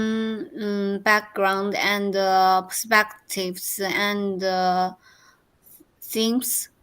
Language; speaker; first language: English; non-native, learner; Chinese